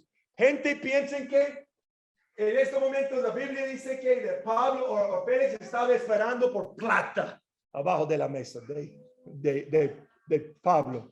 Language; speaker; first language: Spanish; non-native, fluent; English